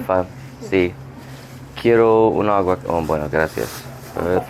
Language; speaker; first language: Spanish; non-native, learner; English